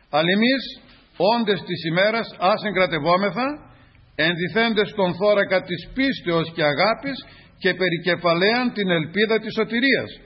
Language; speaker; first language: Greek; native; Greek